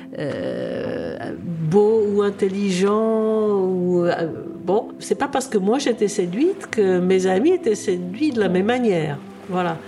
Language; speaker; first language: French; early bilingual, other home language; Czech